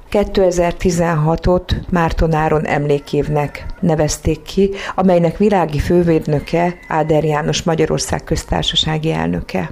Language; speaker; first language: Hungarian; native; Hungarian